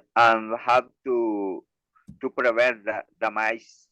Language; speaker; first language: English; non-native, learner; Spanish